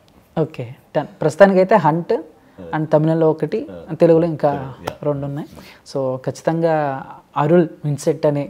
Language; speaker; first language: Telugu; native; Telugu